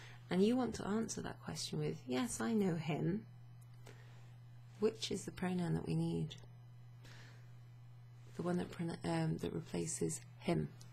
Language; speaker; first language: English; native; English